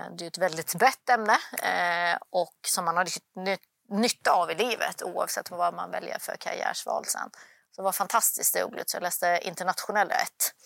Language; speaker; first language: Swedish; early bilingual, other home language; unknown